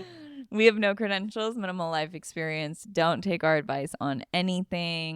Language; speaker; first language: English; native; English